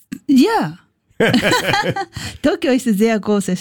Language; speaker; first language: German; non-native, learner; Japanese